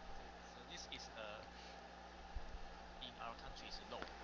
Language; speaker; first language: English; non-native, learner; Chinese